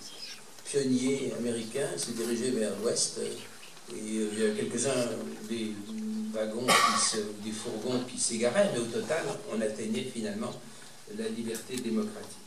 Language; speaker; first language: French; native; French